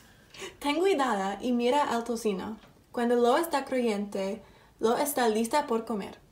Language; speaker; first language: Spanish; non-native, learner; English